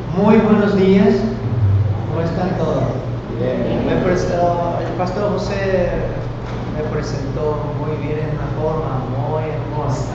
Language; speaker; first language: Spanish; non-native, fluent; Korean